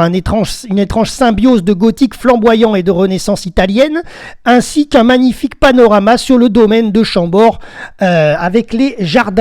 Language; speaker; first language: French; native; French